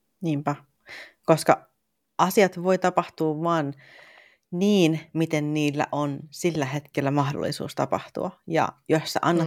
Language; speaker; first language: Finnish; native; Finnish